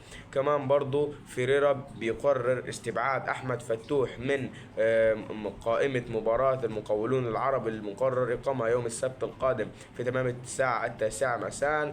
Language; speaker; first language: Arabic; native; Arabic